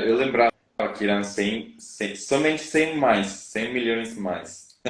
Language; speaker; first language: Portuguese; non-native, learner; Spanish